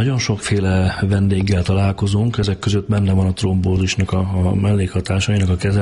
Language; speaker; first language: Hungarian; native; Hungarian